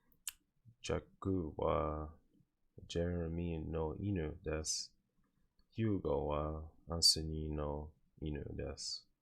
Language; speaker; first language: Japanese; non-native, learner; English